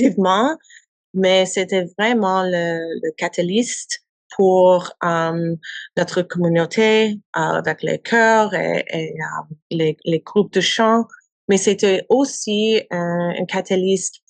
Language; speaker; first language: French; non-native, learner; English